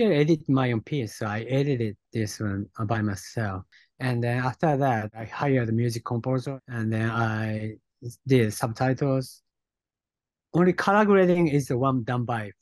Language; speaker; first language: English; non-native, fluent; Japanese